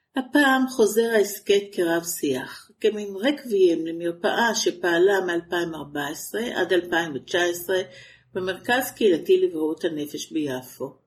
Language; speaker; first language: Hebrew; native; Hebrew